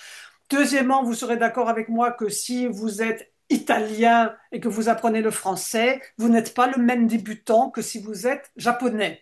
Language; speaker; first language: French; native; French